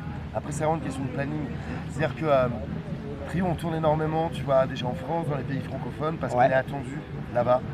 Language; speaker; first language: French; native; French